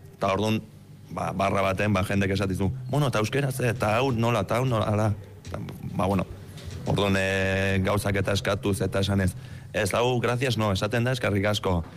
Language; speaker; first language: Basque; early bilingual, other home language; Romanian